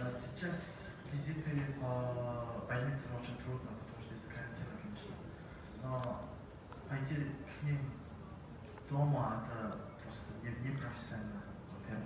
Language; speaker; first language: Russian; non-native, learner; Mongolian